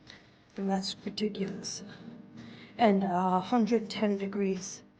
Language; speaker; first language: English; native; English